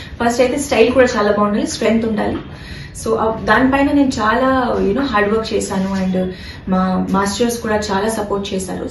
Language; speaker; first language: Telugu; non-native, fluent; Hindi